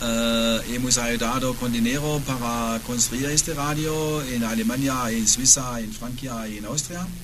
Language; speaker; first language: Spanish; non-native, learner; German